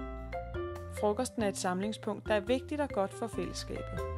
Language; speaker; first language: Danish; native; Danish